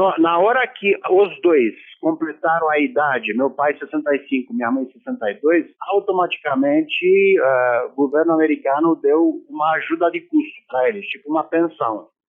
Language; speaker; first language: Portuguese; non-native, fluent; Romanian